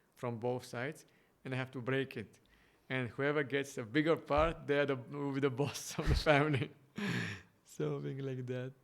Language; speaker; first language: English; non-native, fluent; Bulgarian